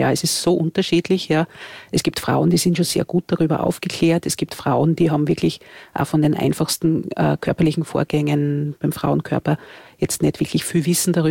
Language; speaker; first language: German; native; German